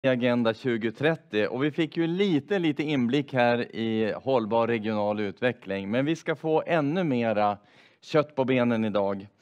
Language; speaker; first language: Swedish; native; Swedish